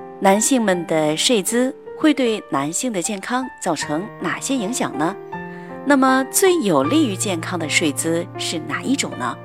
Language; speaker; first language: Chinese; native; Chinese